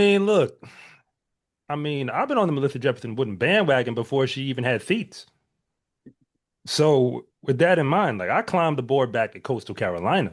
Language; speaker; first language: English; native; English